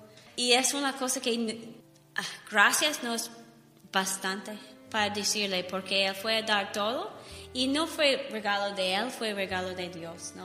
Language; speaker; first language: Spanish; non-native, learner; English